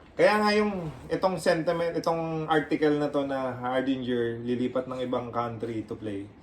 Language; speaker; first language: Filipino; native; Filipino